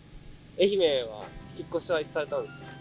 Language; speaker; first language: Japanese; native; Japanese